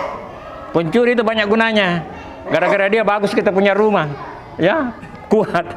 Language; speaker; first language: Indonesian; native; Indonesian